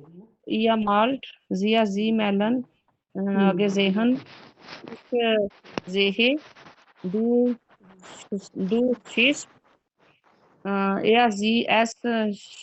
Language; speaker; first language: German; non-native, learner; Urdu